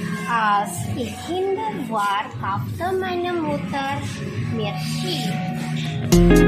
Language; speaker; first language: German; non-native, learner; Indonesian